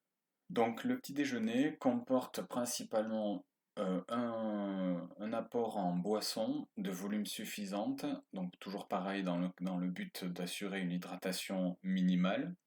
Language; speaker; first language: French; native; French